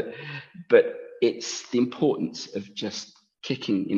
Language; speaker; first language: English; native; English